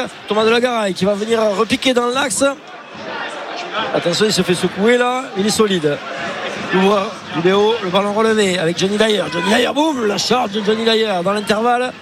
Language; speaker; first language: French; native; French